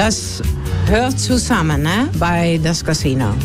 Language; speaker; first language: German; non-native, learner; Dutch